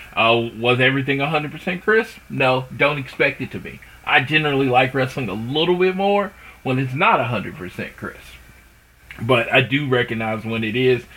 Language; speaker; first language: English; native; English